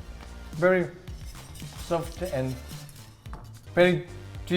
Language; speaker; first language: English; non-native, learner; Korean